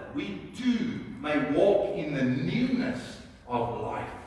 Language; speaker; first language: English; non-native, local second language; Afrikaans